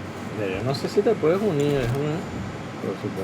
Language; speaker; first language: Spanish; native; Spanish